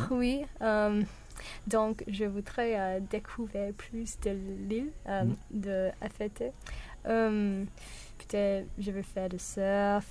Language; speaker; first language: French; non-native, learner; English